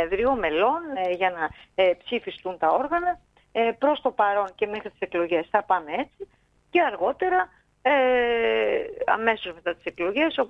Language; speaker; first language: Greek; native; Greek